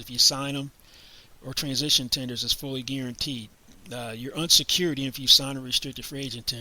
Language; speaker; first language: English; native; English